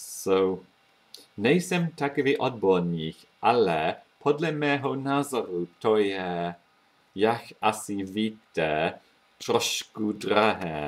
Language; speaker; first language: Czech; non-native, fluent; English